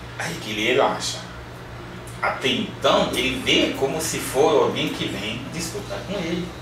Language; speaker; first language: Portuguese; non-native, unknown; Yoruba